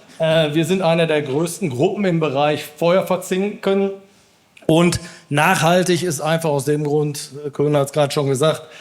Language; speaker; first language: German; native; German